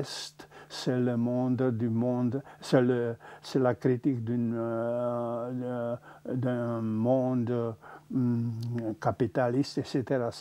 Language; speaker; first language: French; non-native, fluent; Czech